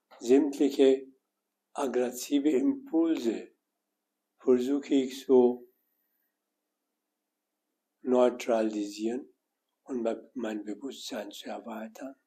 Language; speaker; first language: German; non-native, learner; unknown